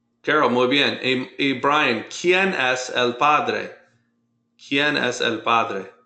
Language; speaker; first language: Spanish; non-native, fluent; English